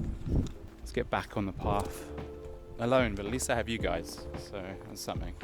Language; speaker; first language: English; native; English